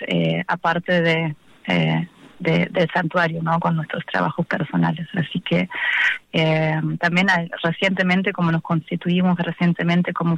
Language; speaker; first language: Spanish; non-native, fluent; German